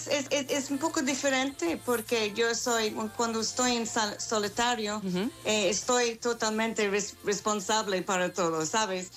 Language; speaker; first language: Spanish; non-native, fluent; English